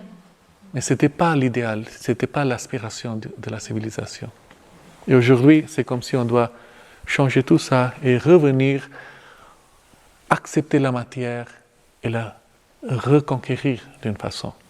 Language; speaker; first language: French; non-native, fluent; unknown